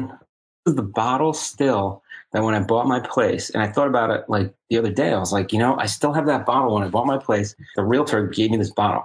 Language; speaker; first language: English; native; English